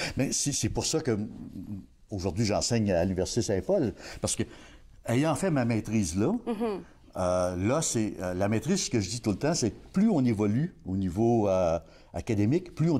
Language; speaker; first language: French; native; French